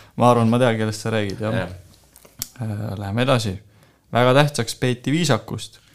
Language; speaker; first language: Estonian; native; Estonian